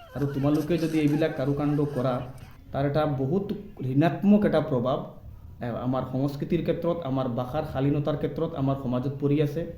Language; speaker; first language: Assamese; non-native, local second language; Bangla